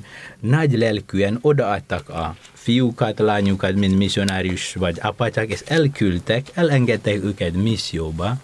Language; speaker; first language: Hungarian; non-native, fluent; Indonesian